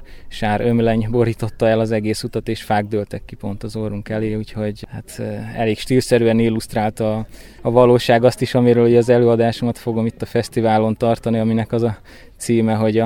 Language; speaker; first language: Hungarian; native; Hungarian